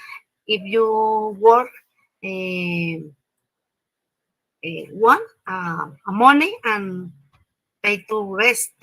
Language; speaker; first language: English; non-native, learner; Spanish